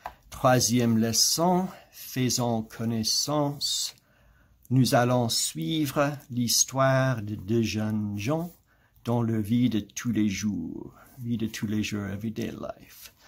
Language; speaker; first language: French; non-native, fluent; English